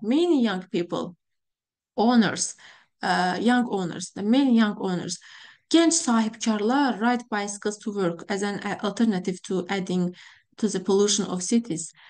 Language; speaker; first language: English; non-native, fluent; Azerbaijani